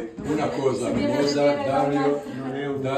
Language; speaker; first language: Italian; non-native, learner; Albanian